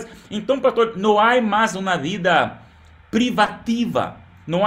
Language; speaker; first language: Spanish; non-native, learner; Portuguese